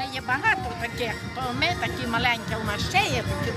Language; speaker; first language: Czech; non-native, learner; Ukrainian